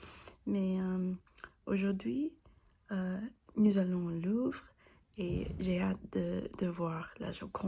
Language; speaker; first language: French; non-native, learner; English